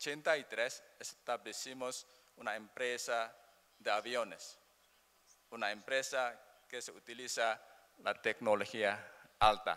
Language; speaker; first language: Spanish; non-native, learner; Indonesian